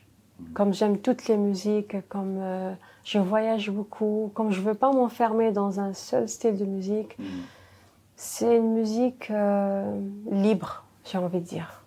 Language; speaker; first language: French; non-native, local second language; Arabic